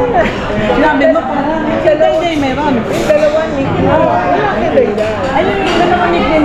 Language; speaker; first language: Filipino; native; Filipino